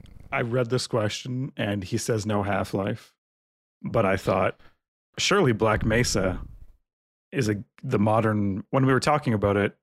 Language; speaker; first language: English; native; English